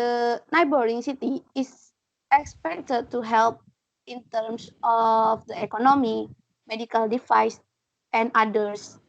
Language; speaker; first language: English; non-native, learner; Indonesian